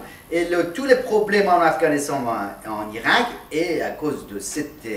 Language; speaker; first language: French; non-native, fluent; Persian